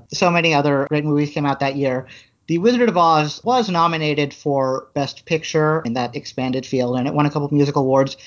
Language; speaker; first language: English; native; English